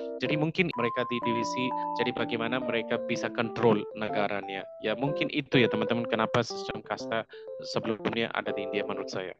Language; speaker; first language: Indonesian; non-native, fluent; Hindi